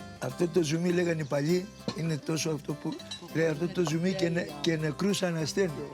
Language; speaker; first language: Greek; native; Greek